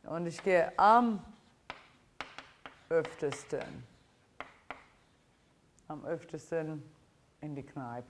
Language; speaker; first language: German; non-native, fluent; Italian